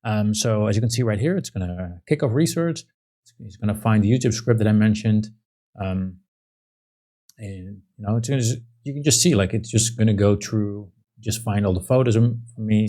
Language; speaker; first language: English; non-native, fluent; Dutch